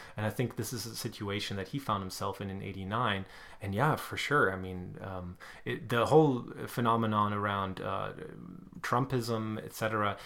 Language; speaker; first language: English; non-native, fluent; German